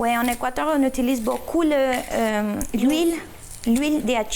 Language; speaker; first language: French; non-native, fluent; Spanish